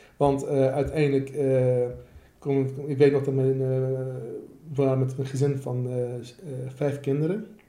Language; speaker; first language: Dutch; non-native, fluent; Assyrian Neo-Aramaic